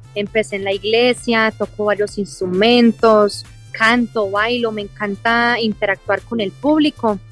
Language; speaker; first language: Spanish; early bilingual, heritage; English